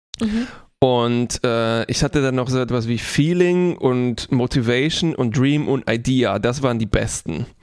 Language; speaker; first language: German; non-native, fluent; Polish